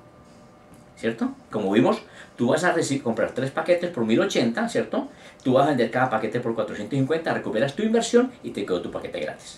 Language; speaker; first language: Spanish; native; Spanish